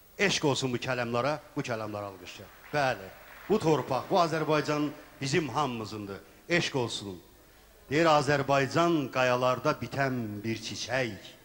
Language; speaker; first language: Azerbaijani; native; Azerbaijani